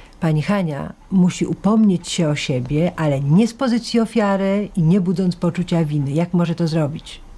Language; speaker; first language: Polish; native; Polish